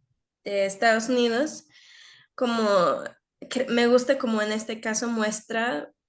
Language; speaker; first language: Spanish; early bilingual, heritage; Spanish